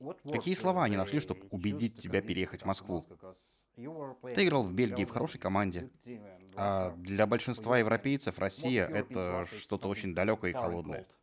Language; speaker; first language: Russian; native; Russian